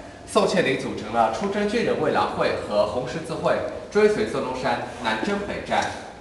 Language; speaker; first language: Chinese; native; Chinese